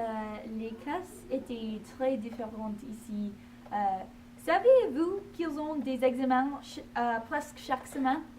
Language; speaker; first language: French; non-native, learner; English